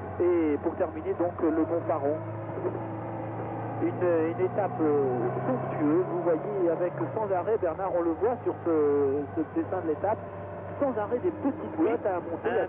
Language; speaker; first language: French; native; French